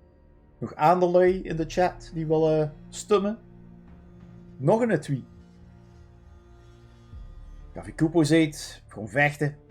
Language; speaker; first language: Dutch; native; Dutch